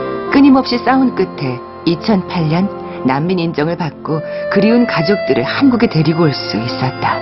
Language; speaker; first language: Korean; native; Korean